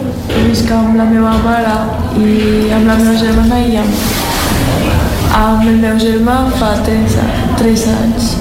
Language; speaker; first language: Catalan; non-native, learner; Georgian